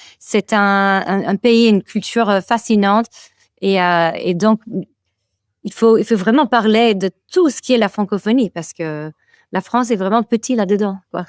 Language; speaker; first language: French; non-native, fluent; English